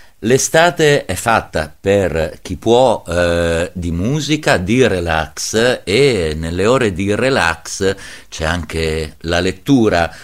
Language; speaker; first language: Italian; native; Italian